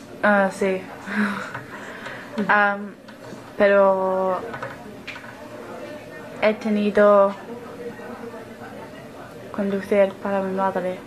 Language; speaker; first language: Spanish; non-native, learner; English